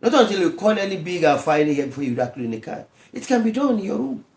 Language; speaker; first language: English; non-native, local second language; Yoruba